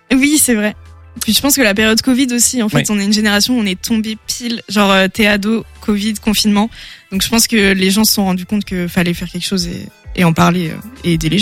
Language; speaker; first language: French; native; French